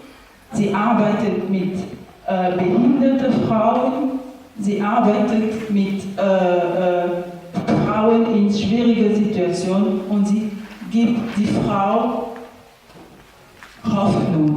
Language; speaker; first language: German; non-native, fluent; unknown